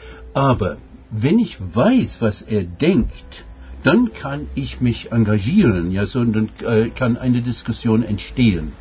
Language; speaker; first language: German; non-native, fluent; English